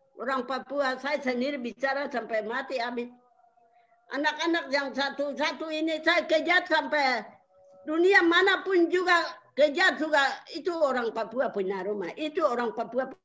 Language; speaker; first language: Indonesian; non-native, local second language; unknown